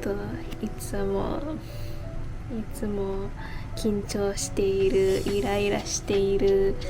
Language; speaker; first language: Japanese; non-native, learner; English